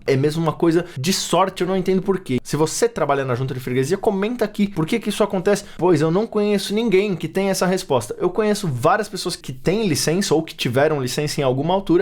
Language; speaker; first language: Portuguese; native; Portuguese